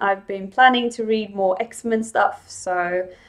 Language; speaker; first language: English; non-native, fluent; Swedish